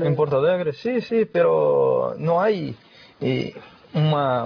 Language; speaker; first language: Spanish; non-native, fluent; Portuguese